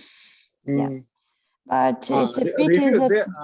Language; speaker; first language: English; non-native, fluent; Ukrainian